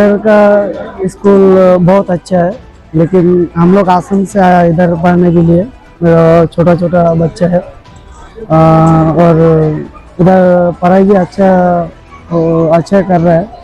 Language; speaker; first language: Hindi; non-native, local second language; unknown